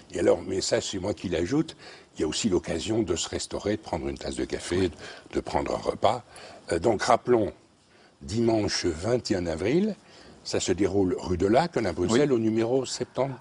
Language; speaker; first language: French; native; French